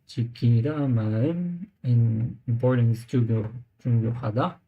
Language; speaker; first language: Korean; non-native, learner; English